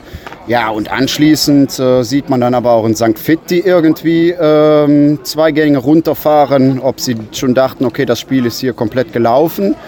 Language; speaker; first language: German; native; German